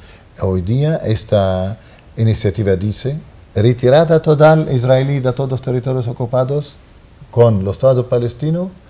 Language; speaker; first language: Spanish; non-native, fluent; Arabic